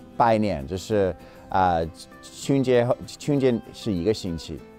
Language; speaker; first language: Chinese; non-native, fluent; English